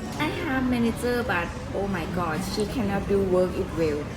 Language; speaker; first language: English; non-native, learner; Thai